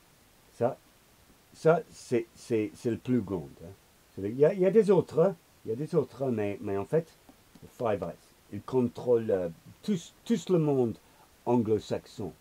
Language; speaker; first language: French; non-native, learner; English